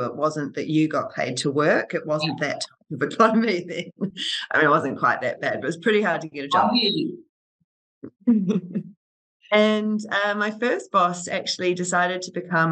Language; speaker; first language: English; native; English